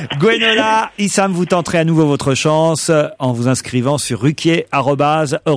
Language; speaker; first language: French; native; French